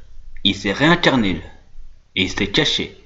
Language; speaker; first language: French; native; French